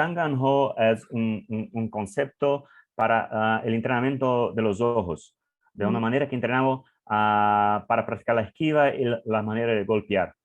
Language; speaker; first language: Spanish; non-native, learner; English